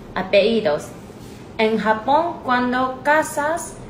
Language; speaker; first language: Spanish; non-native, learner; Japanese